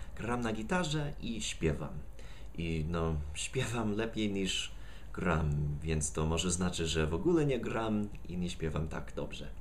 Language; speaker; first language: Polish; non-native, fluent; English